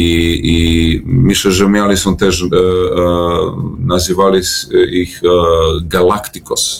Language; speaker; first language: Polish; non-native, learner; Serbian